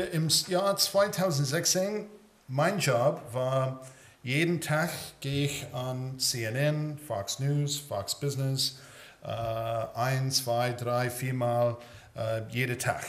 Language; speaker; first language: German; early bilingual, heritage; English